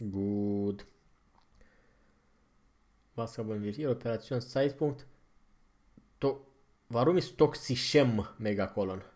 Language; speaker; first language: German; non-native, fluent; Romanian